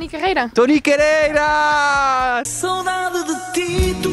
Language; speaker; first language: French; native; French